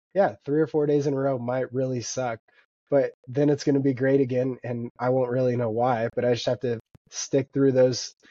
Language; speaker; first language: English; native; English